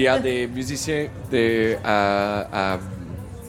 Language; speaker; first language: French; non-native, learner; English